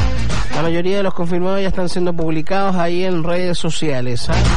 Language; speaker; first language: Spanish; native; Spanish